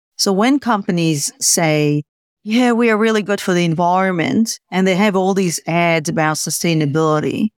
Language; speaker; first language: English; non-native, fluent; Hebrew